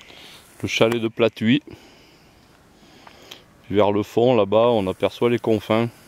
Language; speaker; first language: French; native; French